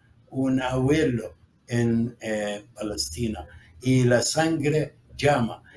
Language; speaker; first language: Spanish; non-native, fluent; Arabic